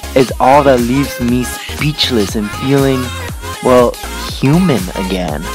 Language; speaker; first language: English; native; English